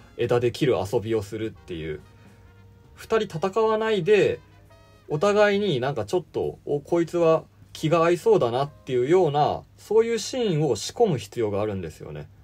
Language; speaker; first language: Japanese; native; Japanese